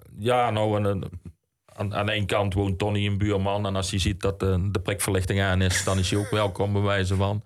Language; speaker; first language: Dutch; native; Dutch